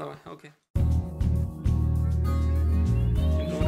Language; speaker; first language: Polish; non-native, learner; Spanish